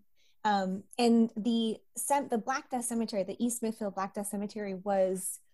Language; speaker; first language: English; native; English